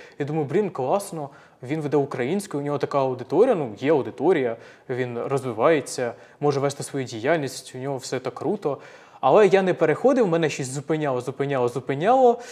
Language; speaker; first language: Ukrainian; native; Ukrainian